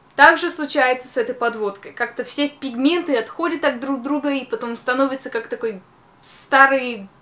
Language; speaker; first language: Russian; early bilingual, heritage; Russian